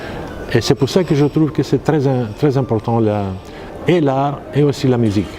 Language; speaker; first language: French; non-native, fluent; Greek